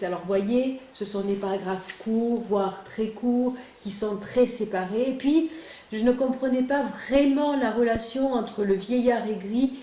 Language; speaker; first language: French; native; French